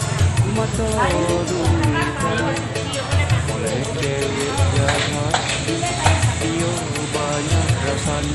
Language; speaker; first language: Malay; native; Malay